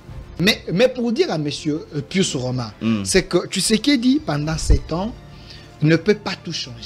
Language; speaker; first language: French; non-native, local second language; Lingala